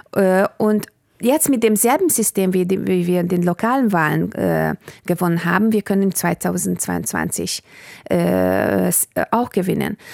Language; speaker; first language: German; non-native, fluent; Hungarian